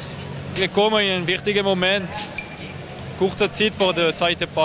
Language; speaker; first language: German; non-native, learner; French